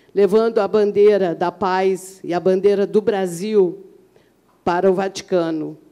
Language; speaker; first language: Portuguese; early bilingual, other home language; Arabic